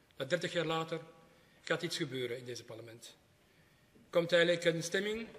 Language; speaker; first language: Dutch; non-native, local second language; French